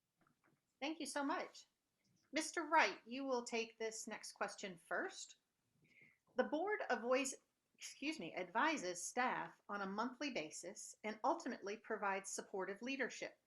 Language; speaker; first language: English; native; English